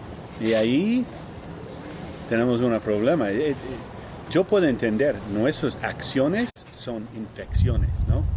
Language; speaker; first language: Spanish; non-native, fluent; Portuguese